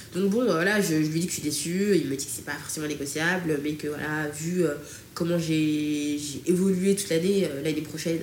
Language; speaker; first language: French; early bilingual, other home language; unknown